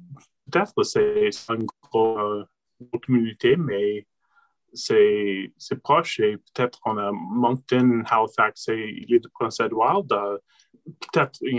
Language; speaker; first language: French; non-native, local second language; English